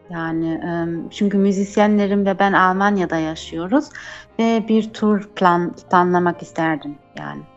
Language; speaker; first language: Turkish; early bilingual, heritage; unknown